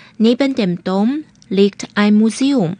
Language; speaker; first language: German; non-native, fluent; Chinese